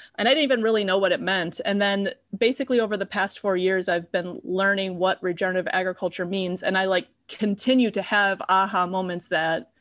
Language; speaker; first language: English; native; English